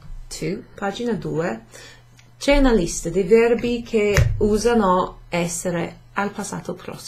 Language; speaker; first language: Italian; non-native, fluent; English